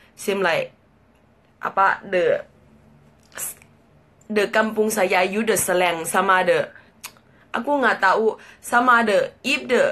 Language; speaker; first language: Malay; non-native, learner; Thai